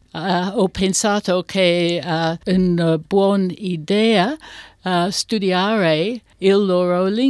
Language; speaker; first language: Italian; non-native, learner; English